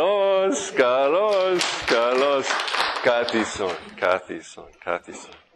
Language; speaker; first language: Greek; non-native, fluent; English